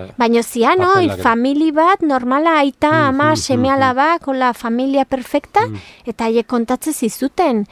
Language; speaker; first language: Basque; native; Basque